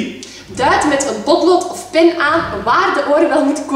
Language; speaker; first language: Dutch; native; Dutch